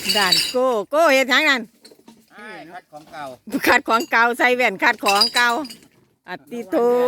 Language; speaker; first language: Thai; native; Thai